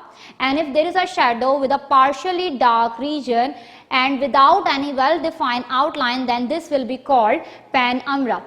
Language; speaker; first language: English; non-native, local second language; Urdu